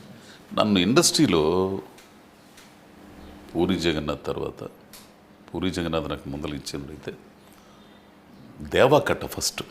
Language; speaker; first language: Telugu; native; Telugu